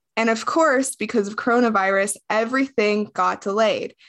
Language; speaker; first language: English; native; English